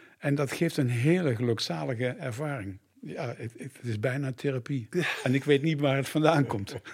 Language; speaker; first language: Dutch; native; Dutch